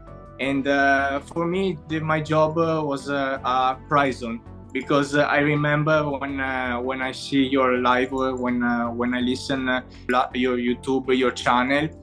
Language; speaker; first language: English; non-native, learner; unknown